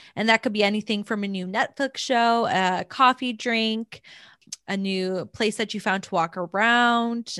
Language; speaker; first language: English; native; English